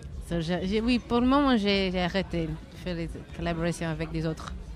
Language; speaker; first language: French; non-native, learner; English